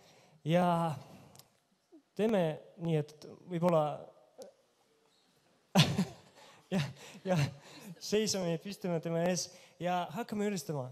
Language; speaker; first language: Estonian; non-native, local second language; Russian